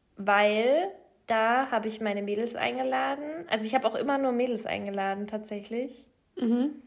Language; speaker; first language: German; native; German